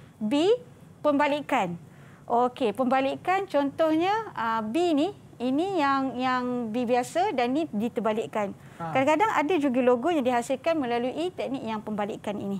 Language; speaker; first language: Malay; native; Malay